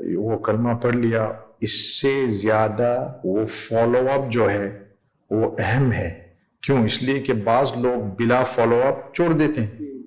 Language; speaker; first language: Urdu; non-native, fluent; English